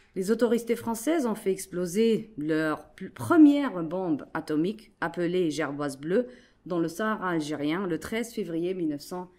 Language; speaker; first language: French; non-native, local second language; Arabic